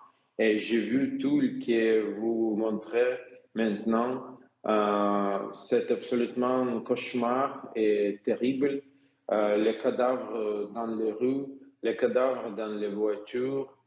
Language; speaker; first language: French; non-native, learner; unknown